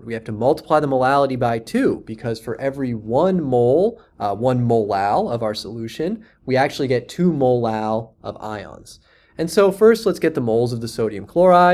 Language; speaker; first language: English; native; English